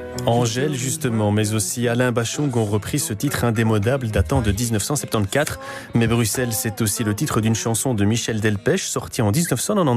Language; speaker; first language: French; native; French